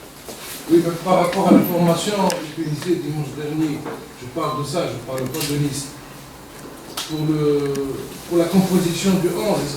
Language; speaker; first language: French; non-native, local second language; Arabic